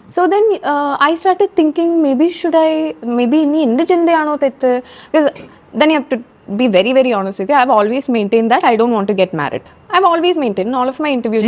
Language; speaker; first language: English; non-native, local second language; Malayalam